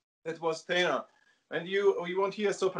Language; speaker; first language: English; non-native, learner; Italian